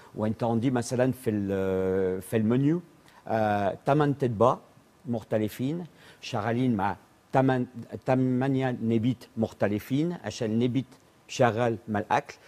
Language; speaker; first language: Arabic; non-native, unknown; French